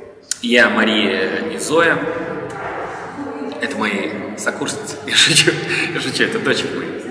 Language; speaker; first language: Russian; native; Russian